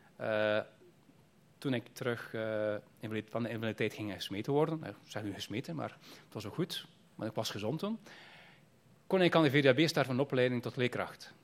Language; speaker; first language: Dutch; native; Dutch